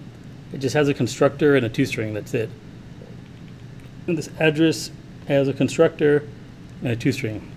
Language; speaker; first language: English; native; English